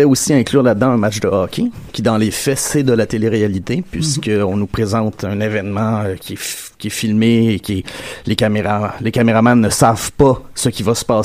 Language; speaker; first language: French; native; French